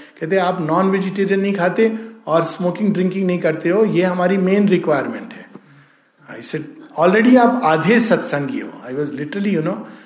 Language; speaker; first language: Hindi; native; Hindi